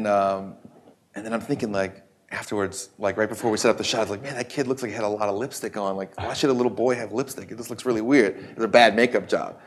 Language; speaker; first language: English; native; English